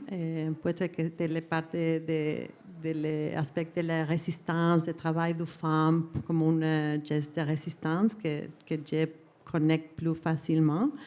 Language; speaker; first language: French; non-native, fluent; Spanish